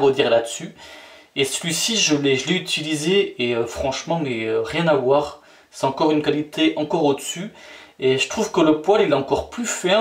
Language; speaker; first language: French; native; French